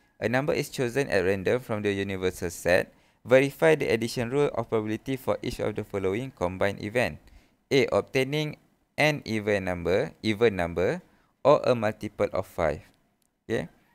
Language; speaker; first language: English; non-native, local second language; Malay